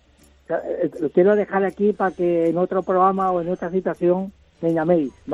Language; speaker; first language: Spanish; native; Spanish